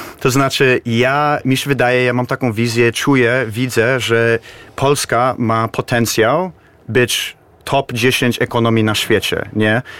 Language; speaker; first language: Polish; early bilingual, heritage; Polish